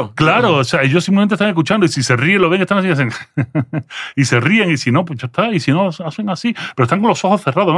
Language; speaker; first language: Spanish; early bilingual, other home language; French